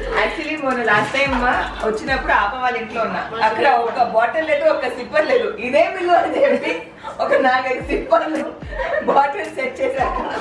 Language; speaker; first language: Telugu; non-native, local second language; Urdu